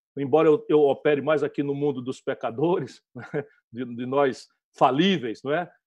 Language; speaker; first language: Portuguese; native; Portuguese